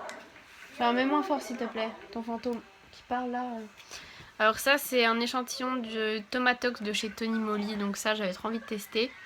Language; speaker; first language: French; native; French